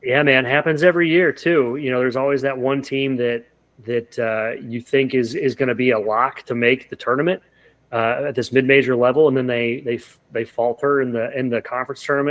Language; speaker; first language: English; native; English